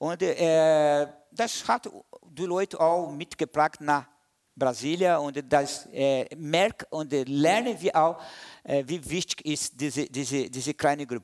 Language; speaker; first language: German; non-native, fluent; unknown